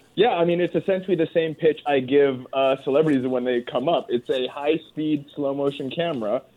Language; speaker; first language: English; native; English